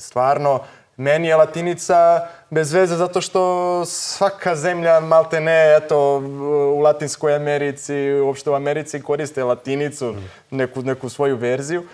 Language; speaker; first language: Serbian; non-native, fluent; Portuguese